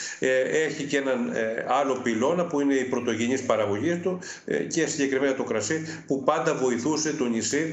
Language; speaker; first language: Greek; native; Greek